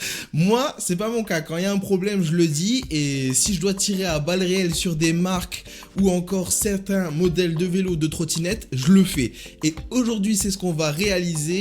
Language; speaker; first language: French; native; French